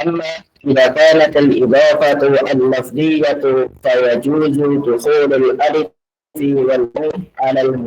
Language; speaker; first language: Arabic; non-native, learner; Indonesian